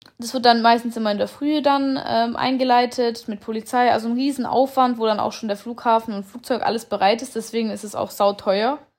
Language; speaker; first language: German; native; German